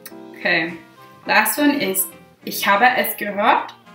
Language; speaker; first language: German; non-native, learner; English